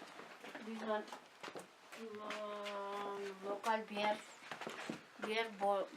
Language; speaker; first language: English; non-native, learner; Ladakhi